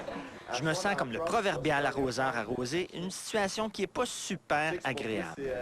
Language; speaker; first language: French; native; French